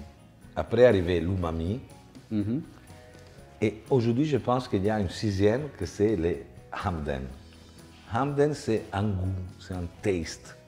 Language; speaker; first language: French; non-native, fluent; Italian